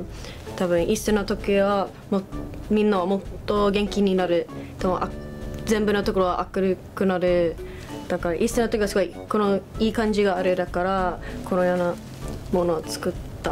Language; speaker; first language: Japanese; non-native, learner; English